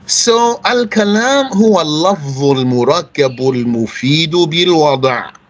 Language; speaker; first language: Arabic; non-native, fluent; English